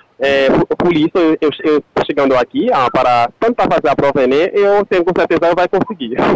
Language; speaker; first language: Portuguese; non-native, learner; Haitian Creole